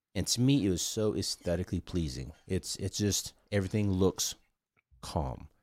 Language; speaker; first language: English; non-native, fluent; Korean